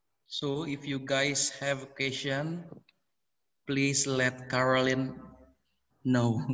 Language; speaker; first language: English; non-native, learner; Indonesian